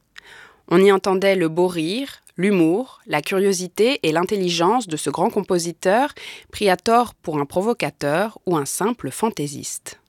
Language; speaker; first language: French; native; French